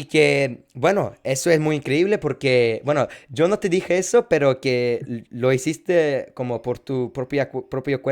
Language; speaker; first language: Spanish; non-native, fluent; English